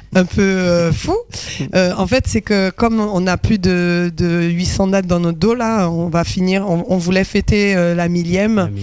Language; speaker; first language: French; native; French